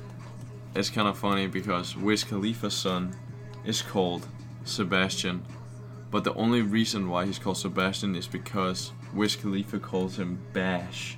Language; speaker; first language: English; non-native, fluent; Danish